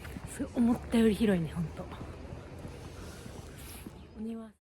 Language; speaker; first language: Japanese; native; Japanese